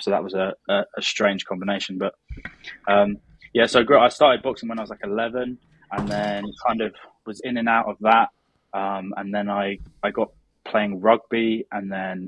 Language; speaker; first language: English; native; English